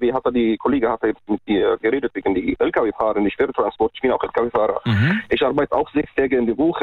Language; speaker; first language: German; non-native, learner; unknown